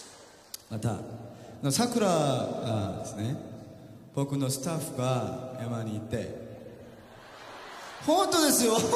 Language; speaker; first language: Japanese; non-native, fluent; Korean